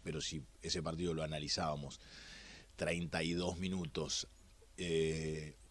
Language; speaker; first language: Spanish; native; Spanish